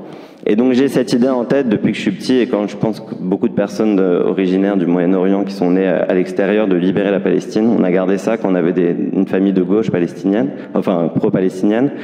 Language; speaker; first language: French; native; French